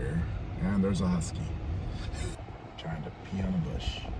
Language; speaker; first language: English; native; English